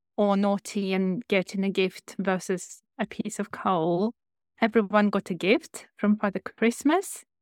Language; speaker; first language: English; non-native, fluent; Ukrainian